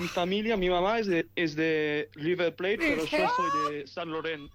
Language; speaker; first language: Spanish; early bilingual, heritage; English